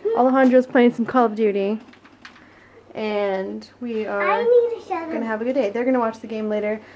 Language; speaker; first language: English; native; English